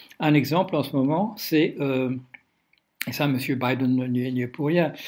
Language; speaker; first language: French; non-native, fluent; Dutch